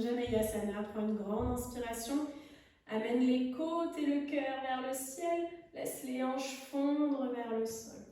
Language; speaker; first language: French; native; French